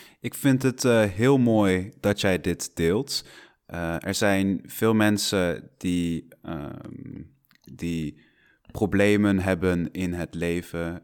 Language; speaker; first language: Dutch; non-native, fluent; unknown